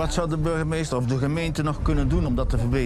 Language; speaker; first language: Dutch; native; Dutch